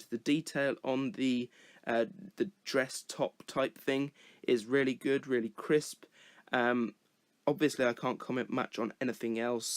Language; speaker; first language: English; native; English